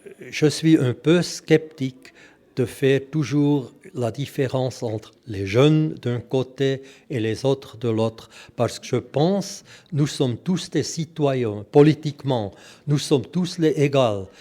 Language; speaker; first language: French; non-native, local second language; German